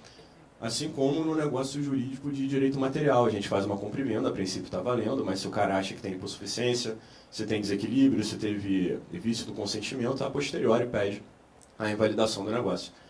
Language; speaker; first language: Portuguese; native; Portuguese